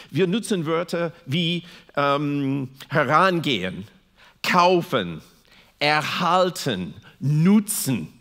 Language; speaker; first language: German; non-native, fluent; English